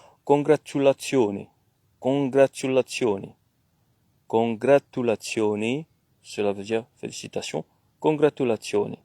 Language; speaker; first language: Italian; non-native, learner; French